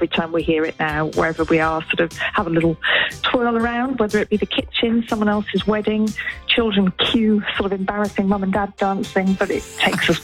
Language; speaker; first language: English; native; English